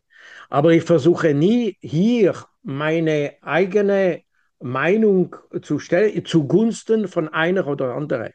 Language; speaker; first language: German; non-native, local second language; French